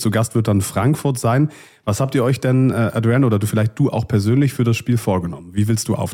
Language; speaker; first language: German; native; German